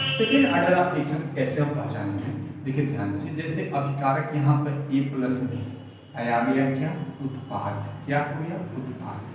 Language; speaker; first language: Hindi; native; Hindi